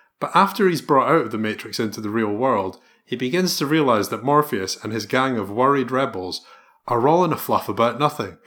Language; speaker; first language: English; native; English